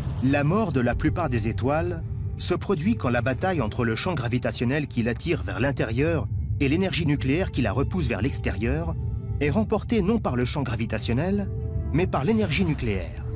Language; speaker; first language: French; native; French